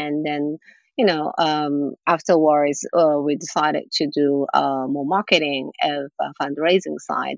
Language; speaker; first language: English; non-native, fluent; Japanese